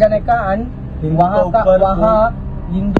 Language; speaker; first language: Hindi; non-native, local second language; Kannada